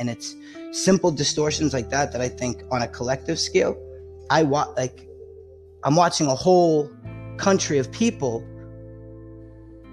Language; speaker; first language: English; native; English